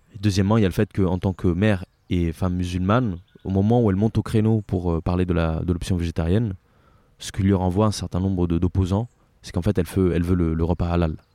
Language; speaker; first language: French; non-native, fluent; Italian